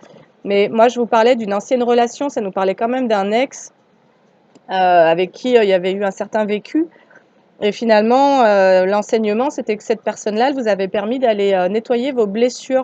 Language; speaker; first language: French; native; French